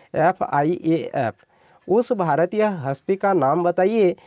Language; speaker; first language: Hindi; non-native, local second language; Odia